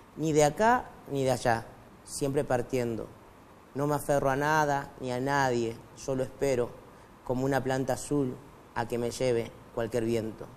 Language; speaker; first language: Spanish; non-native, local second language; Quechua